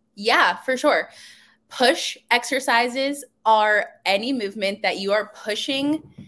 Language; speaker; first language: English; native; English